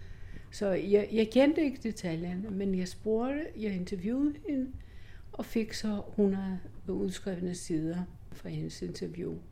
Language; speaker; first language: Danish; non-native, fluent; Greek